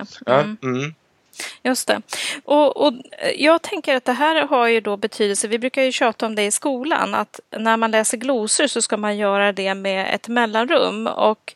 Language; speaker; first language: Swedish; native; Swedish